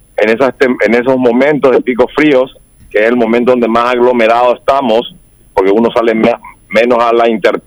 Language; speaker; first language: Spanish; native; Spanish